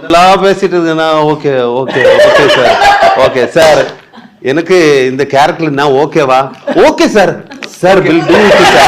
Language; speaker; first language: Tamil; non-native, learner; Malayalam